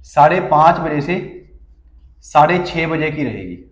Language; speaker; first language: Hindi; native; Hindi